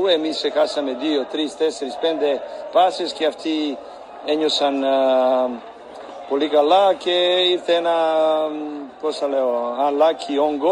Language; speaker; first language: Greek; non-native, learner; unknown